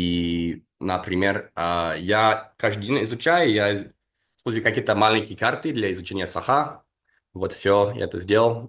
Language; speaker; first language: Russian; non-native, fluent; English